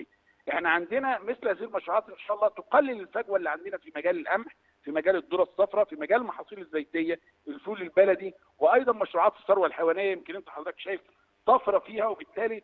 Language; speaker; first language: Arabic; native; Arabic